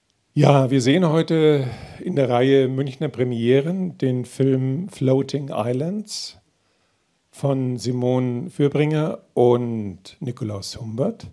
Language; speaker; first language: German; native; German